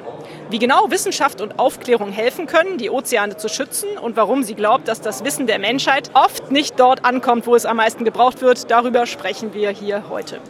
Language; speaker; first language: German; native; German